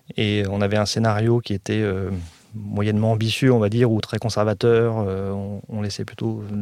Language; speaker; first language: French; native; French